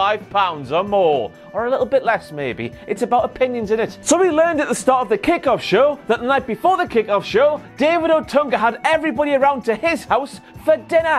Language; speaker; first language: English; native; English